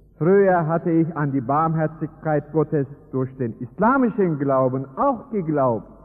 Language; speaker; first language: German; non-native, fluent; Turkish